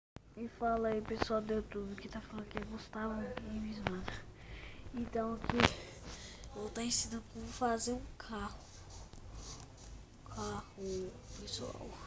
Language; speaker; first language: Portuguese; native; Portuguese